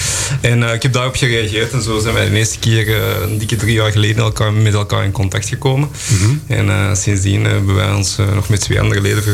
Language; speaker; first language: Dutch; native; Dutch